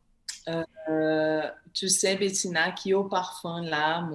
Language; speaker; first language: French; non-native, fluent; Portuguese